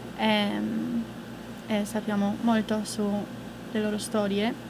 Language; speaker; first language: Italian; non-native, fluent; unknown